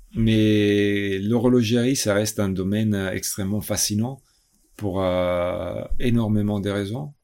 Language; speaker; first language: French; non-native, fluent; Italian